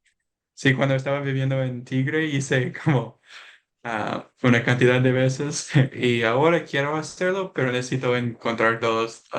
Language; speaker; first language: Spanish; non-native, learner; English